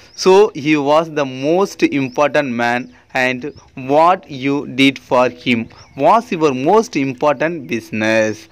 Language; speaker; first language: English; non-native, local second language; Tamil